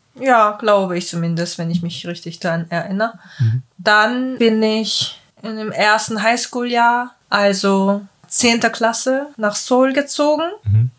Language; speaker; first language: German; non-native, fluent; Korean